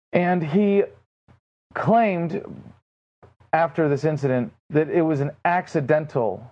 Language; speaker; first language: English; native; English